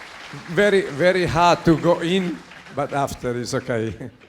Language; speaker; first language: English; non-native, learner; Italian